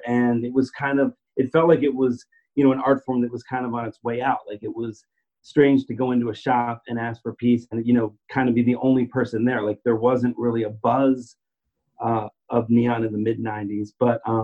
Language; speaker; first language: English; native; English